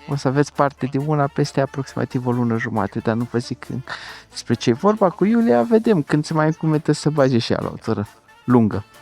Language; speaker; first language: Romanian; native; Romanian